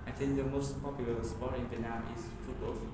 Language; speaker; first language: English; non-native, learner; Vietnamese